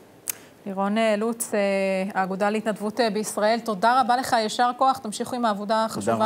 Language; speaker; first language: Hebrew; native; Hebrew